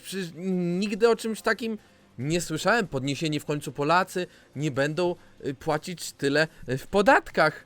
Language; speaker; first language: Polish; native; Polish